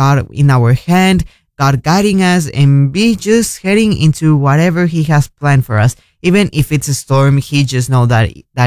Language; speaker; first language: English; non-native, fluent; Spanish